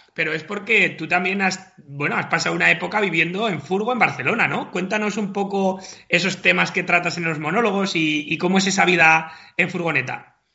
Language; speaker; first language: Spanish; native; Spanish